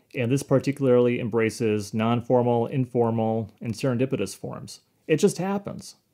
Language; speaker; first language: English; native; English